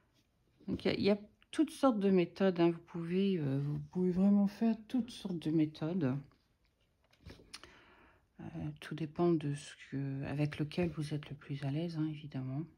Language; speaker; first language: French; native; French